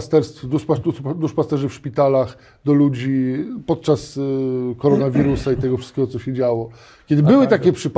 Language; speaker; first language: Polish; native; Polish